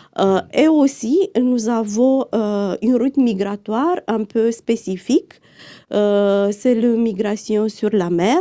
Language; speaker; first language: French; non-native, fluent; Romanian